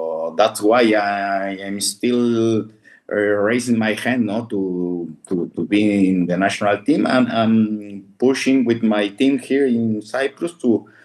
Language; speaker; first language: English; non-native, fluent; Spanish